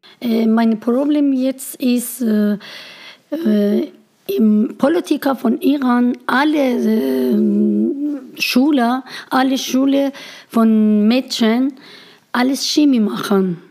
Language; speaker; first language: German; non-native, learner; Persian